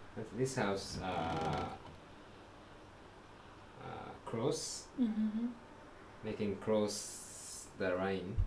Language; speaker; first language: English; non-native, learner; Japanese